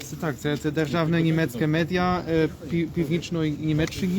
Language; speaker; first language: Polish; non-native, learner; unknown